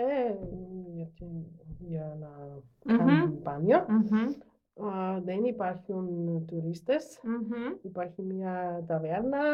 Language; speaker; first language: Greek; non-native, learner; German